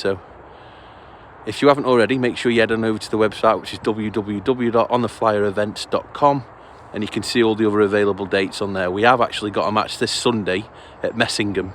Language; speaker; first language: English; native; English